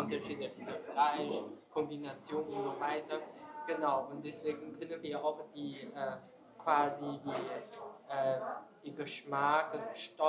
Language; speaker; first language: German; non-native, learner; Chinese